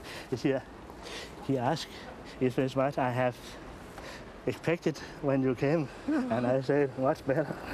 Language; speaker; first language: English; non-native, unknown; Danish